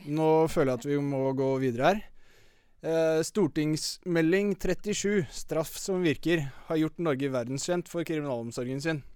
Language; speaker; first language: Norwegian; native; Norwegian